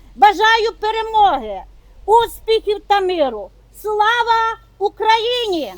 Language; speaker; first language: Ukrainian; native; Ukrainian